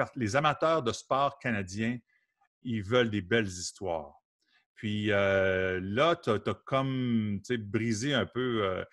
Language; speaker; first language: French; native; French